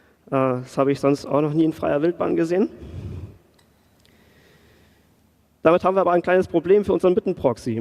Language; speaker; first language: German; native; German